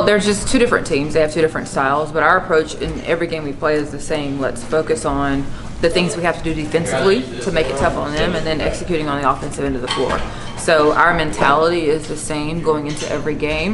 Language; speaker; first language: English; native; English